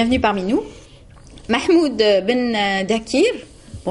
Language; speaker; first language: French; native; French